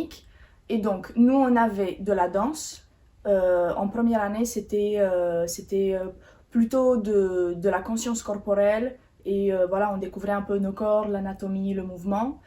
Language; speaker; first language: French; native; French